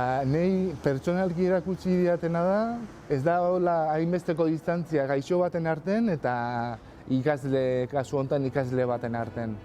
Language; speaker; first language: Basque; native; Basque